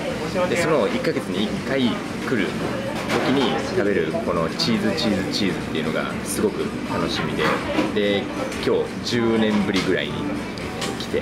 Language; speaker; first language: Japanese; native; Japanese